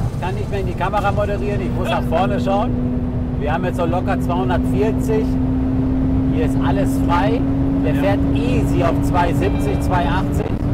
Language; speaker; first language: German; native; German